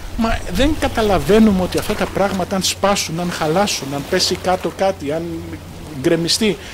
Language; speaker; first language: Greek; early bilingual, heritage; Greek